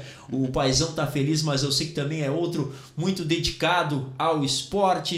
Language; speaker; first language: Portuguese; native; Portuguese